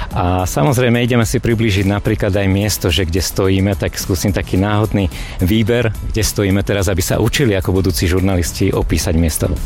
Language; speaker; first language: Slovak; native; Slovak